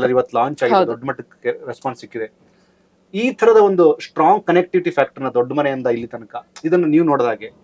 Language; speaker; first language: Kannada; native; Kannada